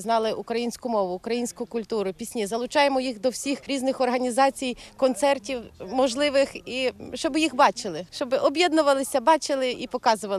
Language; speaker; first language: Ukrainian; native; Ukrainian